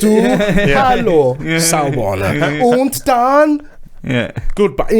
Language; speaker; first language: German; non-native, learner; Zulu